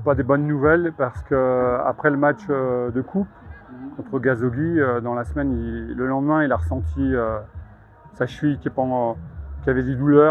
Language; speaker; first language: French; native; French